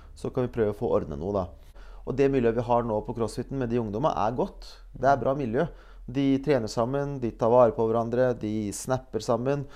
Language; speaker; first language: Norwegian; early bilingual, other home language; Bosnian